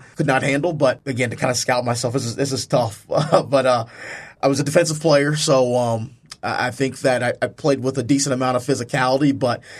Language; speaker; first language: English; native; English